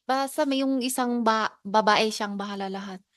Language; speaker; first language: Filipino; non-native, learner; Chinese